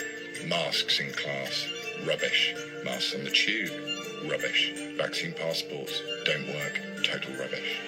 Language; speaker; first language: English; native; English